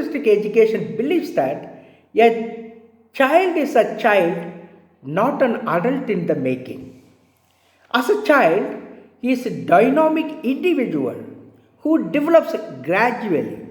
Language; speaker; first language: English; non-native, local second language; Tamil